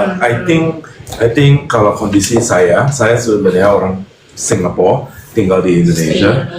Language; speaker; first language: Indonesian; non-native, fluent; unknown